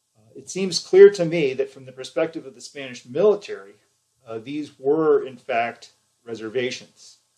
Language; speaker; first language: English; native; English